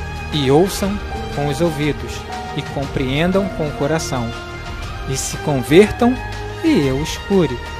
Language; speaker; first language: Portuguese; native; Portuguese